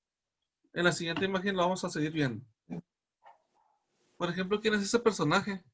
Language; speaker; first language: Spanish; native; Spanish